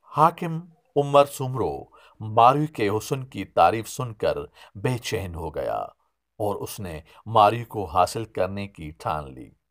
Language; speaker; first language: Urdu; non-native, local second language; Sindhi